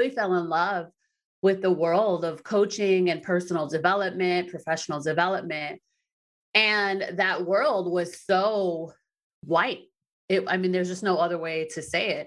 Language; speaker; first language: English; native; English